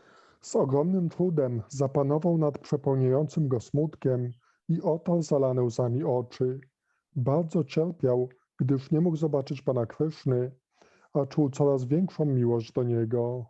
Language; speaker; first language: Polish; native; Polish